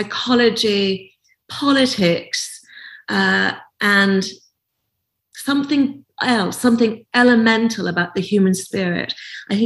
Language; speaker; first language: English; native; English